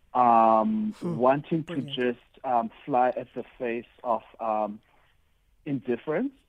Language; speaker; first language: English; non-native, local second language; Xhosa